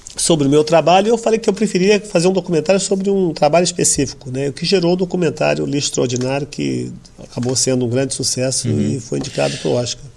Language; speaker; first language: Portuguese; native; Portuguese